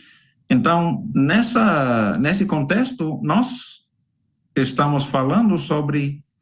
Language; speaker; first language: Portuguese; non-native, fluent; English